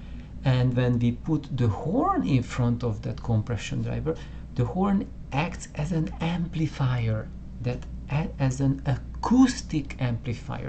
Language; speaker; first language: English; non-native, fluent; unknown